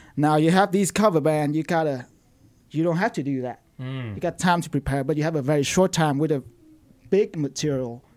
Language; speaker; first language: English; non-native, fluent; Vietnamese